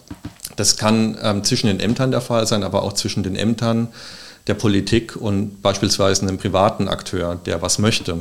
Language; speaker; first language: German; native; German